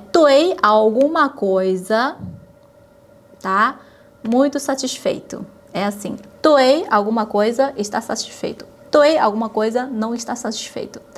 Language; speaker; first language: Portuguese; non-native, fluent; Chinese